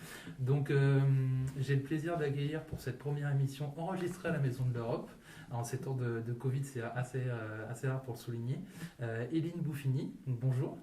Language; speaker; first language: French; native; French